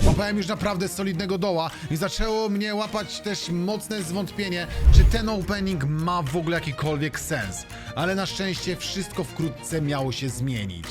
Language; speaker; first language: Polish; native; Polish